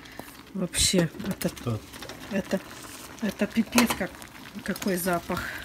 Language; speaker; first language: Russian; non-native, fluent; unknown